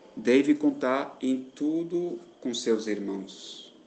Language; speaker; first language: Portuguese; non-native, fluent; Dutch